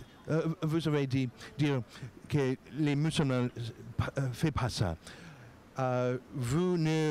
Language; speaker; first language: French; non-native, learner; English